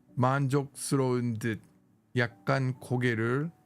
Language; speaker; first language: Korean; non-native, learner; English